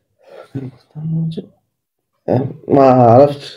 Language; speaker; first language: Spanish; non-native, learner; Arabic